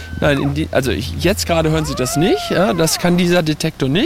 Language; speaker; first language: German; native; German